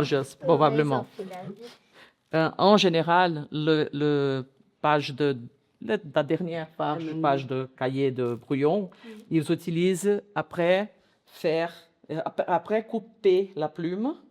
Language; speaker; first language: French; non-native, learner; Portuguese